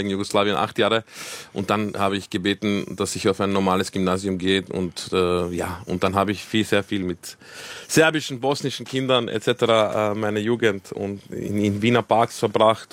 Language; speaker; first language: German; early bilingual, other home language; Croatian